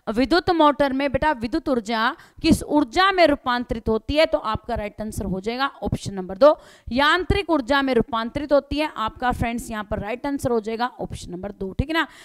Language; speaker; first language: Hindi; native; Hindi